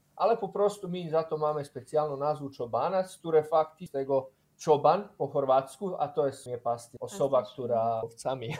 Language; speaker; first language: Polish; non-native, learner; Croatian